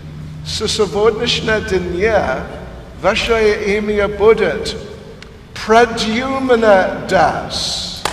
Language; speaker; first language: Russian; non-native, learner; English